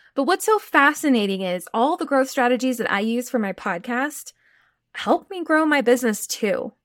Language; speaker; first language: English; native; English